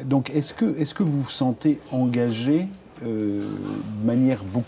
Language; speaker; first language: French; native; French